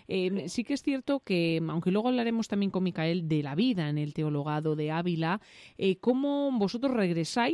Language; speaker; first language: Spanish; native; Spanish